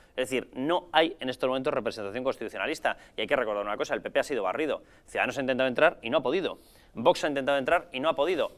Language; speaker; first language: Spanish; native; Spanish